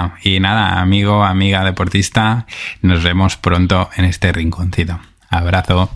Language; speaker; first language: Spanish; native; Spanish